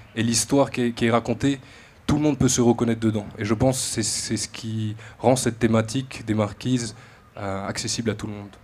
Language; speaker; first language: French; native; French